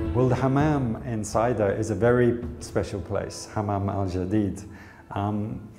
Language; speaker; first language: English; native; English